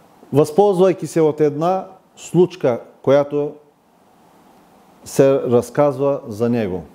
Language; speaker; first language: Bulgarian; non-native, local second language; Turkish